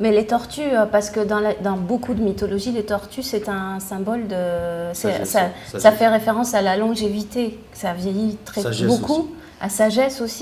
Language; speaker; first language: French; non-native, local second language; Arabic